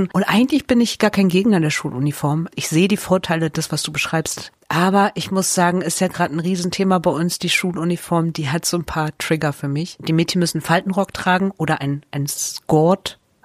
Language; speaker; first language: German; native; German